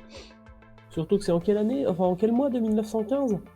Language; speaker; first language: French; native; French